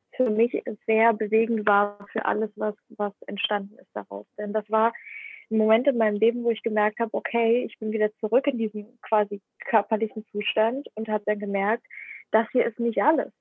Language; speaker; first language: German; non-native, fluent; Ukrainian